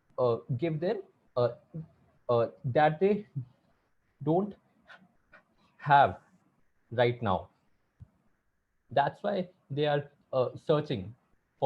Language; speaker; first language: English; non-native, local second language; Hindi